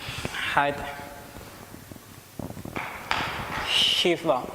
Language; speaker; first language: Vietnamese; non-native, learner; Hindi